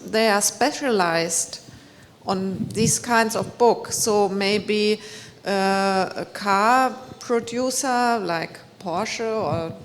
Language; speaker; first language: English; non-native, fluent; German